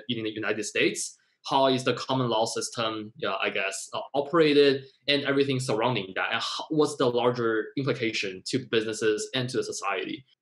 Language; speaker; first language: English; non-native, fluent; Chinese